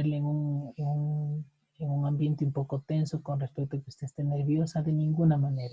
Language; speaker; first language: Spanish; native; Spanish